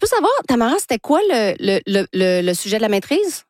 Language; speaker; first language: French; native; French